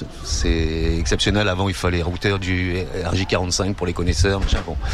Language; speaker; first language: French; native; French